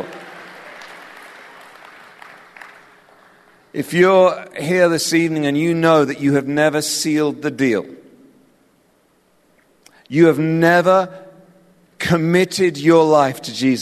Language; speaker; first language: English; native; English